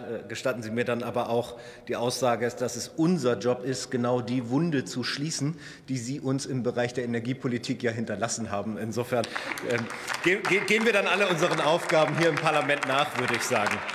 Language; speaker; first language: German; native; German